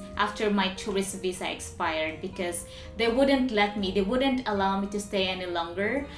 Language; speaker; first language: English; non-native, local second language; Cebuano